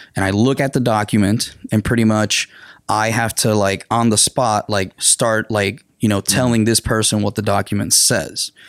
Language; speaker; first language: English; non-native, fluent; Spanish